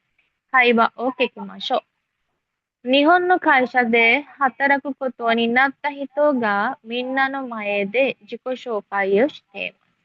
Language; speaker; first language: Japanese; non-native, fluent; Sinhala